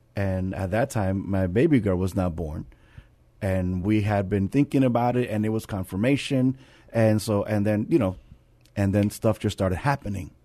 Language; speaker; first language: English; native; English